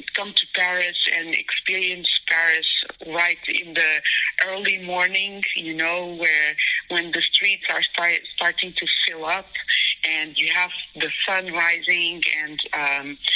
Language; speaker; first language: English; non-native, fluent; Portuguese